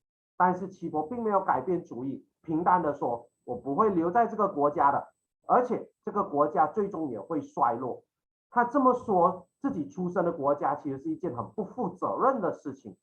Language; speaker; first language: Chinese; native; Chinese